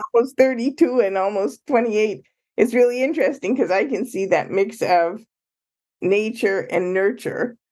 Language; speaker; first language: English; native; English